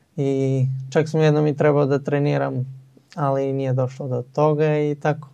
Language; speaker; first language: Serbian; early bilingual, heritage; Serbian